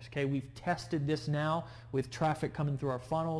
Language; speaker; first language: English; native; English